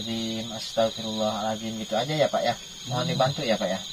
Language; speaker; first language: Indonesian; native; Indonesian